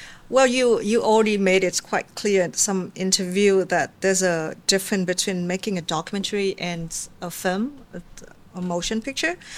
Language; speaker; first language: English; non-native, fluent; Vietnamese